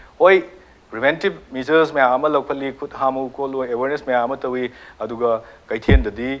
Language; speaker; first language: Manipuri; native; Manipuri